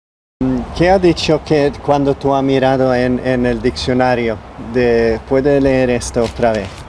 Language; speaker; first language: Spanish; non-native, learner; Swedish